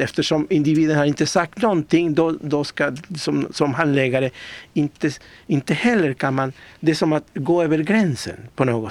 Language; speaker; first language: Swedish; non-native, fluent; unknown